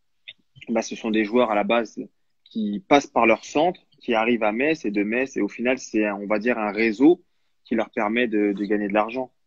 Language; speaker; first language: French; native; French